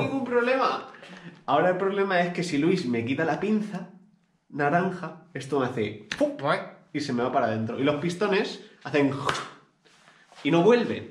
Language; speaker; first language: Spanish; native; Spanish